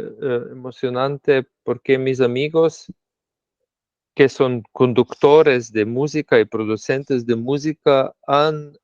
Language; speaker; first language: Spanish; non-native, fluent; Slovenian